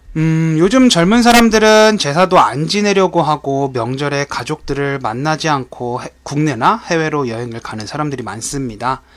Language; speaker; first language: Korean; native; Korean